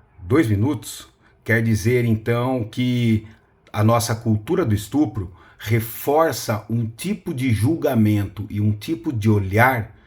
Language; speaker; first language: Portuguese; native; Portuguese